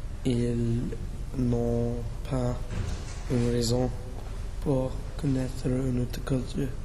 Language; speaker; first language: French; non-native, learner; English